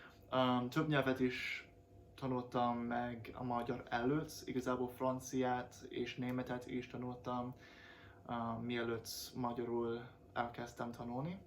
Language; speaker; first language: Hungarian; non-native, fluent; English